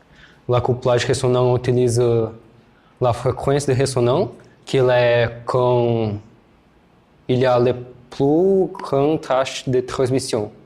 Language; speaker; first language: French; non-native, learner; Portuguese